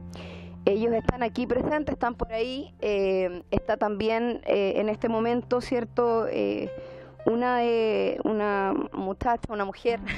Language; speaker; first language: Spanish; native; Spanish